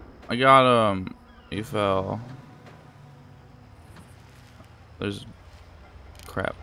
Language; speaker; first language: English; native; English